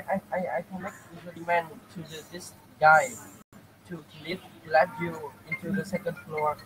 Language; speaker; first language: English; non-native, learner; Vietnamese